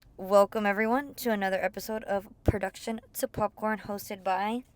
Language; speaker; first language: English; native; English